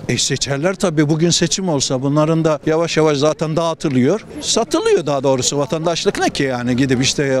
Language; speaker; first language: Turkish; native; Turkish